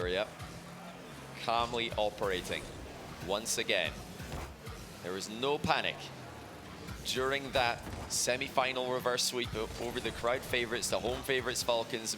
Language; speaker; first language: English; native; English